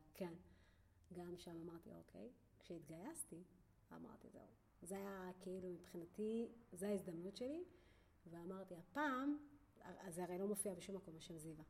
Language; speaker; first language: Hebrew; early bilingual, other home language; Amharic